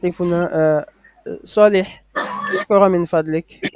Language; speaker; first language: Arabic; non-native, fluent; French